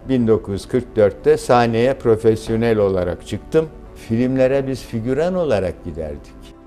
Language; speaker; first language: Turkish; native; Turkish